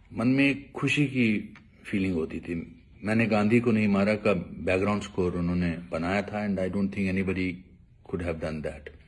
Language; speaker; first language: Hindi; native; Hindi